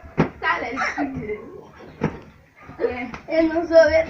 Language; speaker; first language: Portuguese; non-native, learner; Haitian Creole